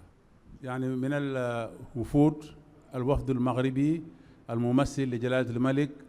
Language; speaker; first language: Arabic; non-native, fluent; Wolof